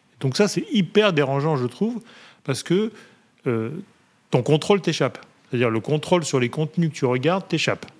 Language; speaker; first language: French; native; French